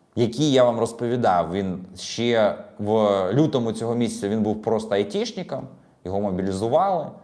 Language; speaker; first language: Ukrainian; non-native, local second language; Russian